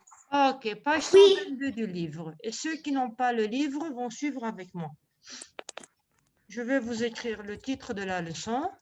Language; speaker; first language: French; non-native, local second language; Arabic